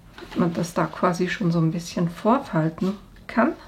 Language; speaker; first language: German; native; German